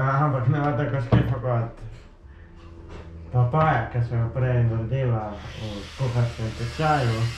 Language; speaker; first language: Slovenian; early bilingual, other home language; Polish